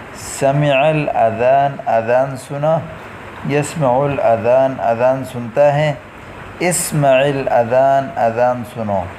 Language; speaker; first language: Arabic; non-native, fluent; Urdu